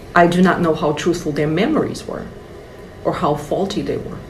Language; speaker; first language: English; non-native, fluent; Russian